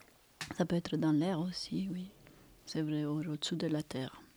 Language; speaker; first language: French; non-native, fluent; Romanian